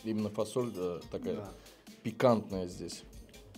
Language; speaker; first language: Russian; native; Russian